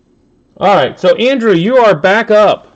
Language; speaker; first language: English; native; English